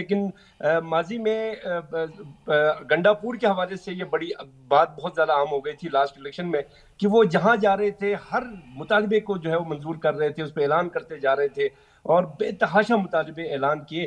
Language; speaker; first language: Hindi; non-native, local second language; Balti